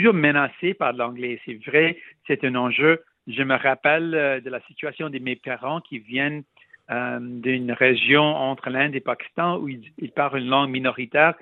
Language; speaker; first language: French; non-native, local second language; Punjabi